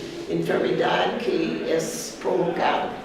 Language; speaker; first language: Spanish; non-native, fluent; English